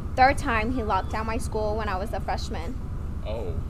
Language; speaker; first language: English; non-native, fluent; Vietnamese